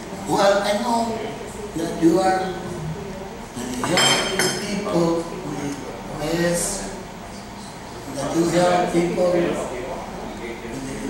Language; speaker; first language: English; non-native, learner; Spanish